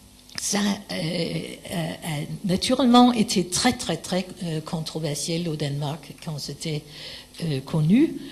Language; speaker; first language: French; non-native, fluent; Danish